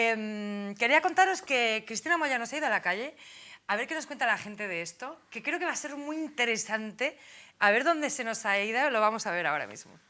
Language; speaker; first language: Spanish; native; Spanish